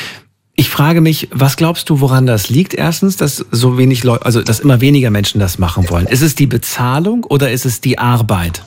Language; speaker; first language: German; native; German